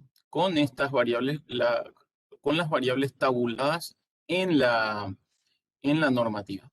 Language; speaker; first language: Spanish; native; Spanish